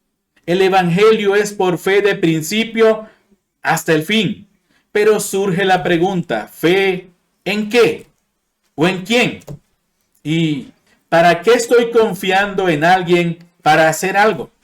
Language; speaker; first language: Spanish; non-native, fluent; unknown